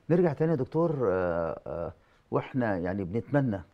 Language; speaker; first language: Arabic; native; Arabic